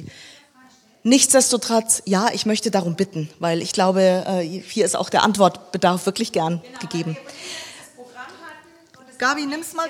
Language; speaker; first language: German; native; German